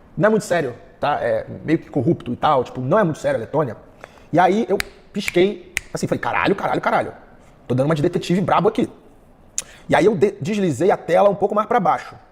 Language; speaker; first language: Portuguese; early bilingual, heritage; Portuguese